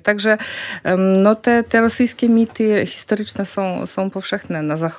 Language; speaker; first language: Polish; non-native, fluent; Ukrainian